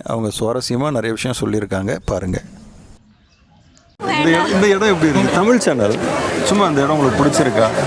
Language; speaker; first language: Tamil; native; Tamil